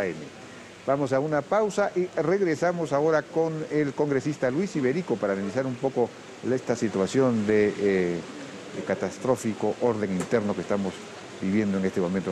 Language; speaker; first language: Spanish; native; Spanish